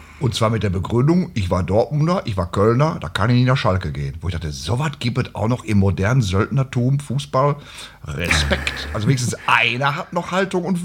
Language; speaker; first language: German; native; German